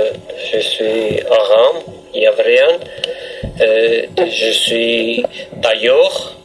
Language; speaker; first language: French; non-native, learner; Armenian